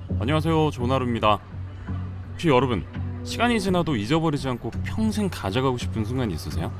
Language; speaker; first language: Korean; native; Korean